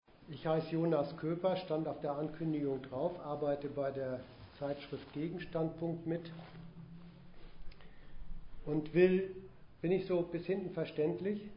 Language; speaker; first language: German; native; German